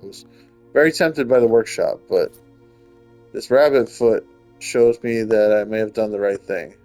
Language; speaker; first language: English; native; English